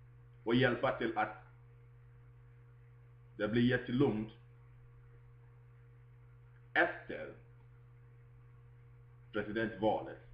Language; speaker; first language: Swedish; non-native, fluent; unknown